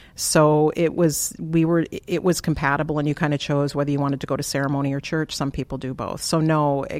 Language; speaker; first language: English; native; English